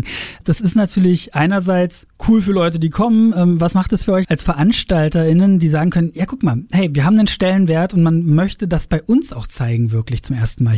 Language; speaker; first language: German; native; German